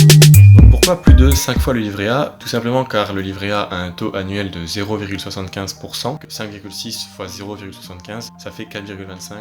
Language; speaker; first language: French; native; French